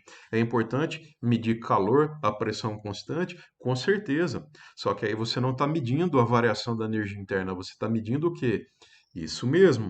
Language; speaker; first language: Portuguese; native; Portuguese